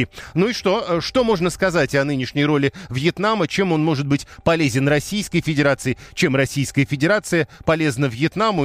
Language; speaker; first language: Russian; native; Russian